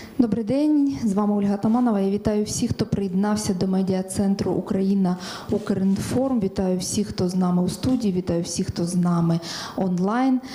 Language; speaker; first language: Ukrainian; native; Ukrainian